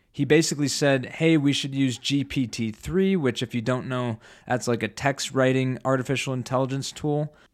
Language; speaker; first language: English; native; English